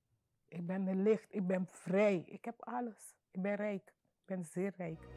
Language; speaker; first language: Dutch; non-native, local second language; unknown